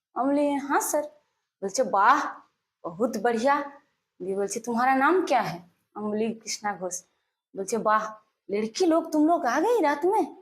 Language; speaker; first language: Hindi; non-native, local second language; Bangla